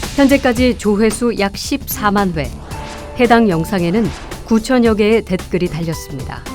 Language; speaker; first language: Korean; native; Korean